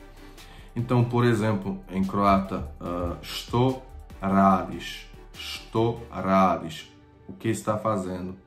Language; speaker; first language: Portuguese; non-native, fluent; Croatian